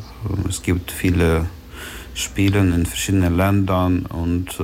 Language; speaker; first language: German; non-native, learner; Ukrainian